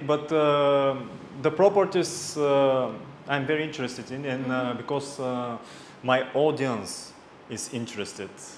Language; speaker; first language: English; non-native, fluent; Bulgarian